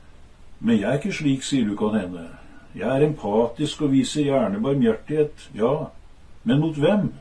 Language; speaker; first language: Norwegian; native; Norwegian